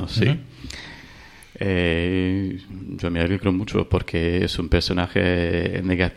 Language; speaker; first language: Spanish; non-native, learner; Hungarian